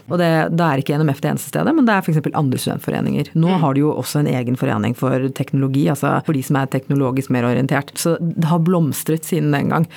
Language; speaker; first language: Norwegian; early bilingual, other home language; Bangla